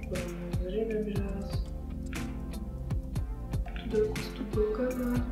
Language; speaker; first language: Turkish; non-native, fluent; Russian